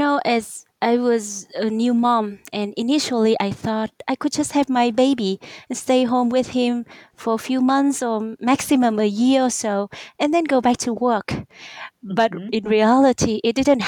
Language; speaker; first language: English; non-native, fluent; Vietnamese